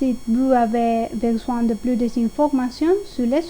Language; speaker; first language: French; non-native, learner; Spanish